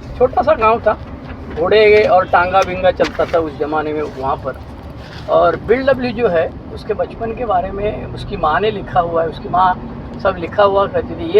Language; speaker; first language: Hindi; non-native, local second language; Marathi